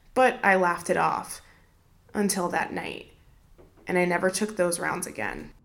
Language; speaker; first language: English; native; English